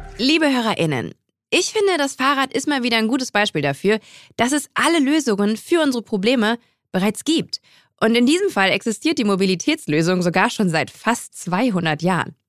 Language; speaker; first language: German; native; German